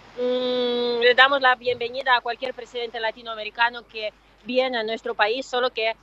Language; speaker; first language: Spanish; non-native, fluent; Russian